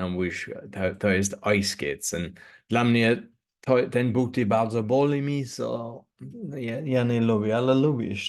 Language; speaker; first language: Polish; non-native, learner; English